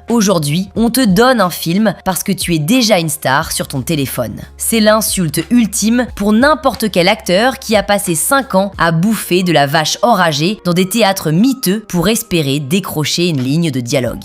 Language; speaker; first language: French; native; French